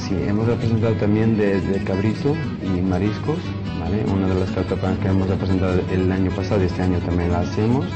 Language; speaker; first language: Spanish; non-native, fluent; Portuguese